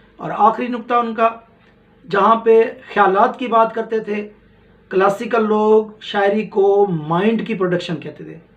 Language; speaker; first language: Urdu; non-native, local second language; Punjabi